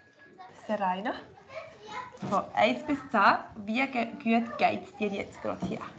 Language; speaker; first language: German; native; German